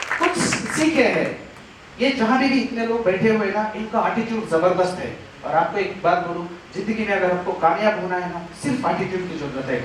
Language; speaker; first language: Hindi; non-native, local second language; Marathi